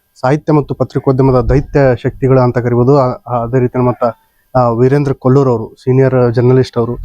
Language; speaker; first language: Kannada; native; Kannada